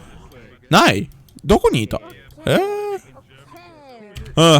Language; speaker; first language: Japanese; non-native, learner; English